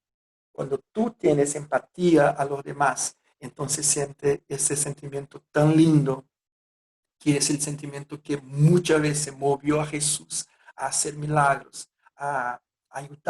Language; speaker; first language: Spanish; non-native, fluent; Portuguese